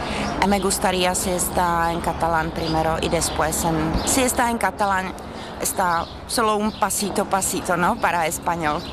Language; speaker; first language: Spanish; non-native, learner; Czech